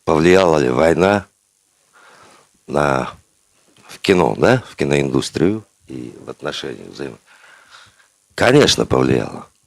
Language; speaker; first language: Russian; non-native, local second language; Uzbek